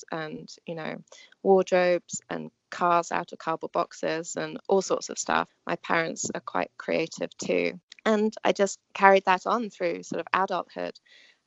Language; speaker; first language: English; native; English